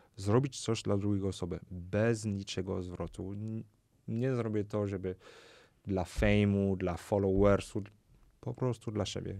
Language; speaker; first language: Polish; non-native, fluent; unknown